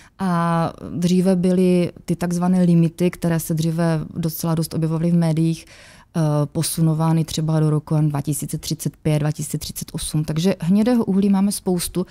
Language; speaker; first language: Czech; native; Czech